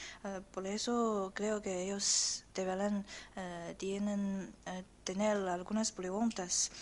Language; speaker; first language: Spanish; non-native, fluent; Chinese